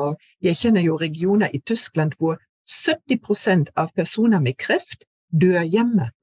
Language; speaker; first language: Norwegian; non-native, fluent; German